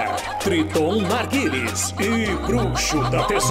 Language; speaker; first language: Portuguese; native; Portuguese